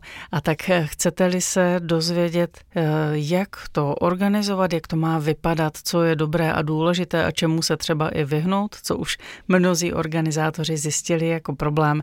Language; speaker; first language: Czech; native; Czech